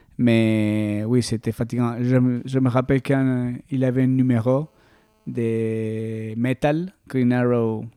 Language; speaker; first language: French; non-native, learner; Spanish